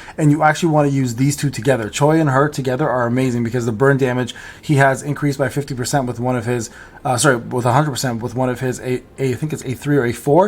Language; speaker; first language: English; native; English